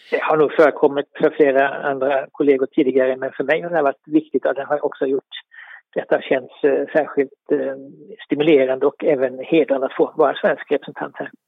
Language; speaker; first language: Swedish; native; Swedish